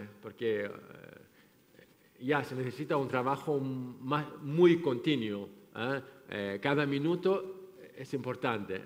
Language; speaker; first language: Spanish; non-native, fluent; French